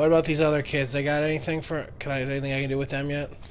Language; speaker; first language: English; native; English